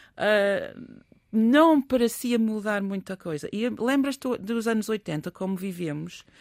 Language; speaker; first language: Portuguese; non-native, fluent; English